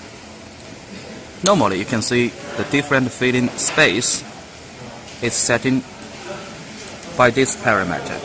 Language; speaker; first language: English; non-native, learner; Chinese